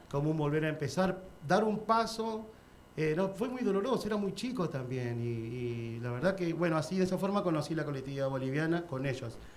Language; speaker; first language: Spanish; native; Spanish